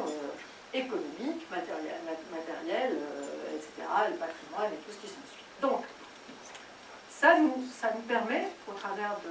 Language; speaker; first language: French; native; French